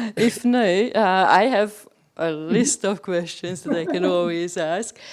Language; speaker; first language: English; non-native, fluent; Hungarian